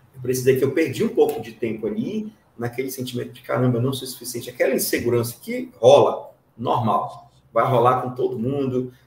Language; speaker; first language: Portuguese; native; Portuguese